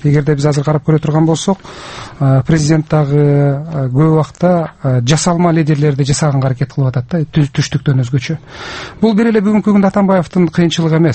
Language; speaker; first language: Kyrgyz; native; Kyrgyz